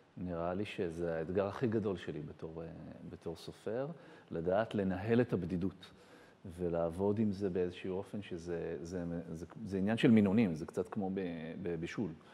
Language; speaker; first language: Hebrew; native; Hebrew